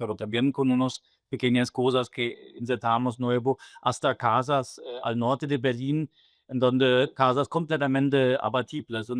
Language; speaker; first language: Spanish; non-native, fluent; German